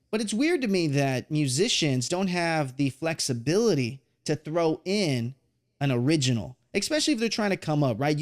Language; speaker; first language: English; native; English